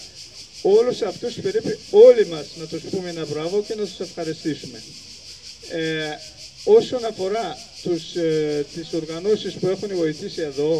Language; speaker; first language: Greek; non-native, fluent; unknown